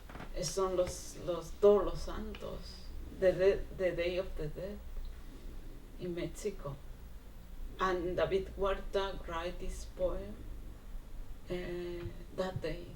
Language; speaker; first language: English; non-native, learner; Spanish